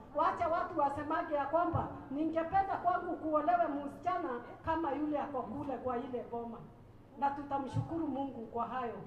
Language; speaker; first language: Swahili; non-native, local second language; Kikuyu